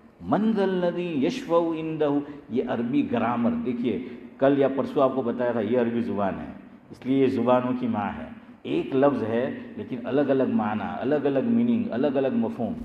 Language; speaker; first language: Urdu; non-native, local second language; Gujarati